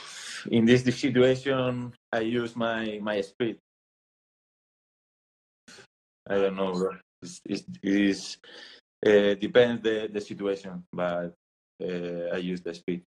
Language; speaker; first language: English; non-native, learner; Spanish